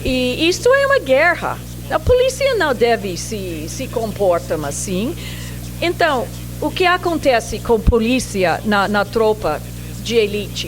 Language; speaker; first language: Portuguese; non-native, fluent; English